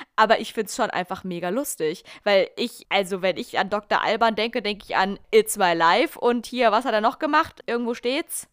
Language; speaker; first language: German; native; German